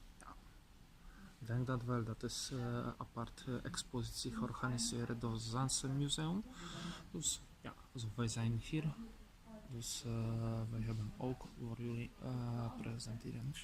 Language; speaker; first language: Dutch; non-native, learner; Polish